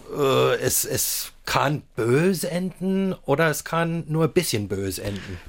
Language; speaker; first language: German; non-native, fluent; English